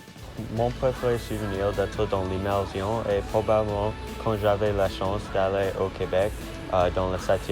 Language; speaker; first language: French; non-native, local second language; English